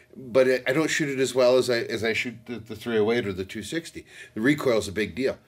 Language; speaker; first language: English; native; English